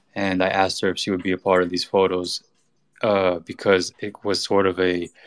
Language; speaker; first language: English; native; English